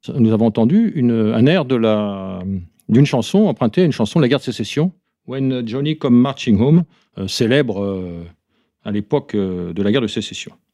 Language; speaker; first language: French; native; French